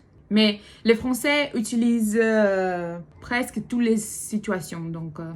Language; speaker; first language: French; non-native, learner; Portuguese